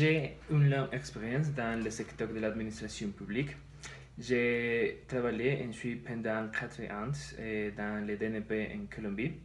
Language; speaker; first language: French; non-native, learner; Spanish